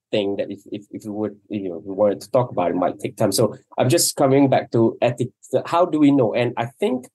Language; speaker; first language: English; non-native, local second language; Malay